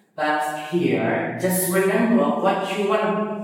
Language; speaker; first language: English; non-native, fluent; Indonesian